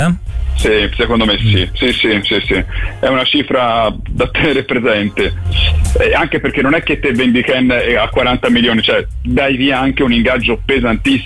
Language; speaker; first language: Italian; native; Italian